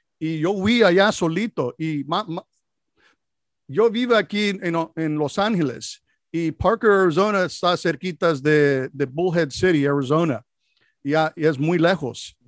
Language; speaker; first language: Spanish; non-native, learner; English